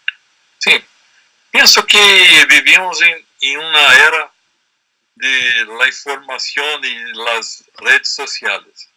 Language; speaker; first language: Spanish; non-native, learner; Portuguese